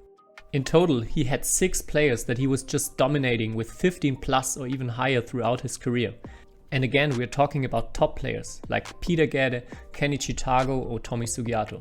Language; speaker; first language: English; non-native, fluent; German